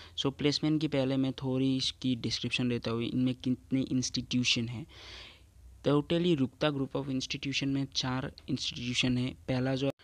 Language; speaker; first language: Hindi; non-native, local second language; Assamese